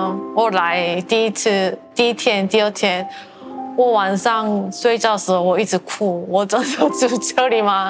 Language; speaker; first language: Chinese; non-native, learner; Korean